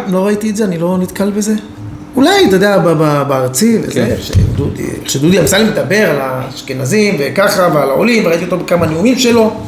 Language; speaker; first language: Hebrew; native; Hebrew